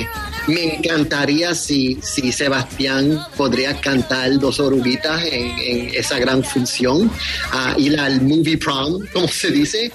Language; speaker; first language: Spanish; early bilingual, heritage; Spanish